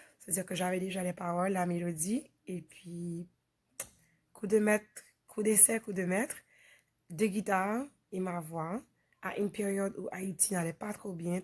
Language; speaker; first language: French; non-native, local second language; Haitian Creole